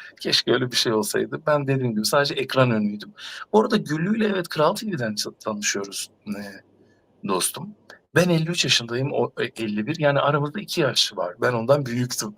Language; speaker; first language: Turkish; native; Turkish